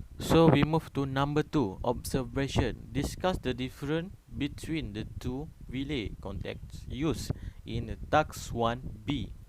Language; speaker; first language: English; non-native, local second language; Malay